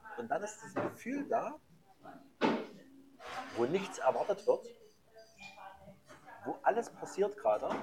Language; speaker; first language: German; native; German